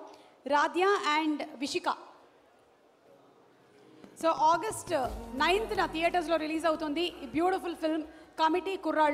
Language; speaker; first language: Telugu; native; Telugu